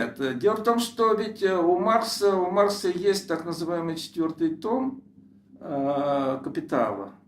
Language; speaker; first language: Russian; native; Russian